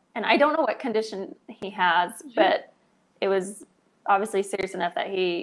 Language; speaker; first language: English; native; English